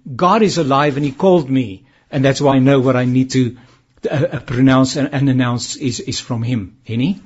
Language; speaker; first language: English; non-native, local second language; Afrikaans